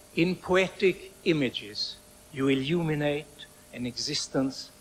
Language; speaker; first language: English; non-native, fluent; Swedish